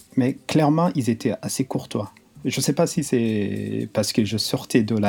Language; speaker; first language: French; non-native, local second language; Kinyarwanda